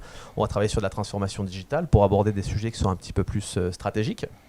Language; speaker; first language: French; native; French